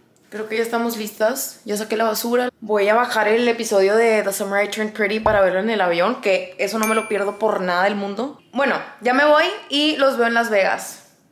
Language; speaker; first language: Spanish; early bilingual, heritage; Spanish